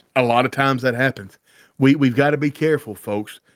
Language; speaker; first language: English; native; English